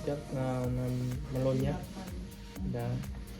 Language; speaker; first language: Russian; non-native, learner; Vietnamese